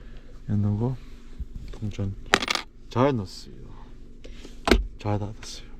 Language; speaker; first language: Korean; early bilingual, heritage; English